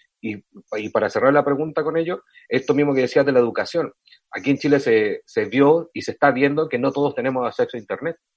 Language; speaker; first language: Spanish; native; Spanish